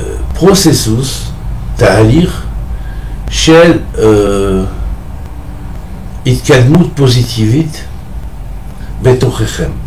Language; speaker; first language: Hebrew; non-native, fluent; French